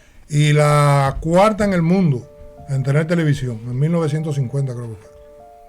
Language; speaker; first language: Spanish; native; Spanish